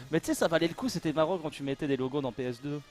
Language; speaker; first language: French; native; French